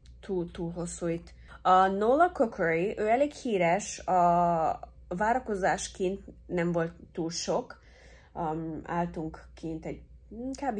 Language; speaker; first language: Hungarian; early bilingual, heritage; English